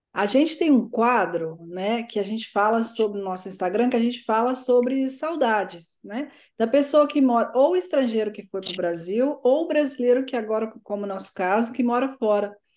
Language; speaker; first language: Portuguese; native; Portuguese